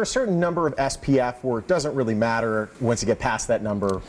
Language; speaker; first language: English; native; English